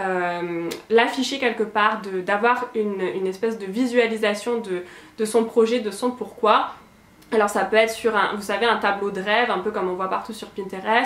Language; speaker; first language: French; native; French